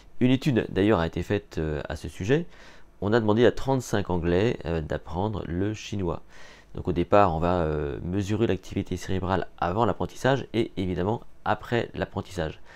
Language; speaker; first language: French; native; French